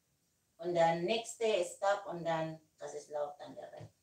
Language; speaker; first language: German; non-native, learner; Filipino